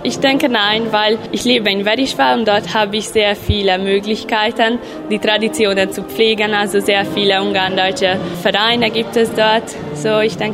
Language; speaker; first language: German; non-native, local second language; Hungarian